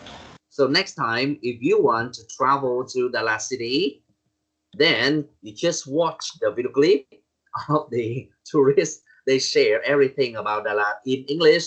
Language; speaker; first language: English; non-native, learner; Vietnamese